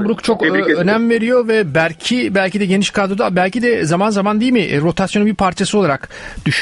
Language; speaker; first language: Turkish; native; Turkish